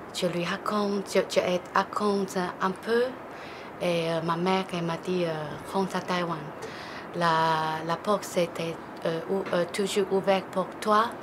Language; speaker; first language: French; non-native, learner; Chinese